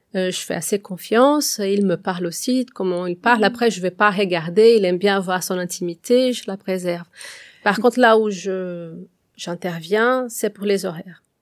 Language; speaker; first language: French; non-native, fluent; Portuguese